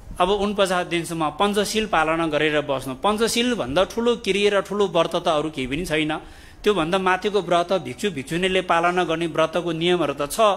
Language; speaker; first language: Nepali; non-native, local second language; Gurung